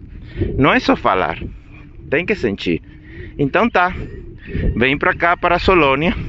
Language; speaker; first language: Portuguese; non-native, fluent; Spanish